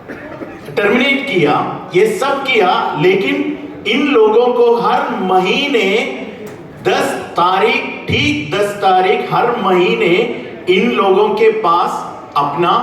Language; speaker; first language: Hindi; non-native, learner; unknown